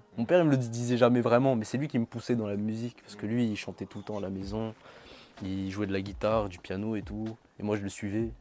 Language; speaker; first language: French; non-native, local second language; Malagasy